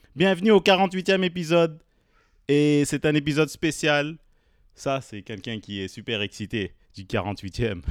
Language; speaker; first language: French; native; French